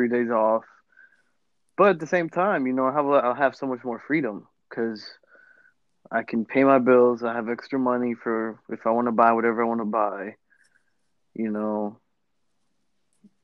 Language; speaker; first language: English; native; English